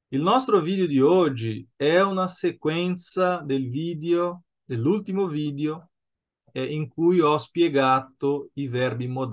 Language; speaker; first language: Italian; non-native, fluent; Portuguese